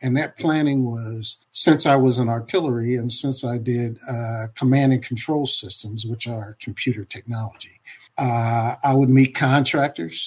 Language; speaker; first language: English; native; English